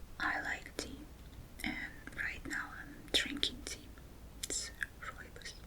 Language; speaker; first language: English; non-native, fluent; Russian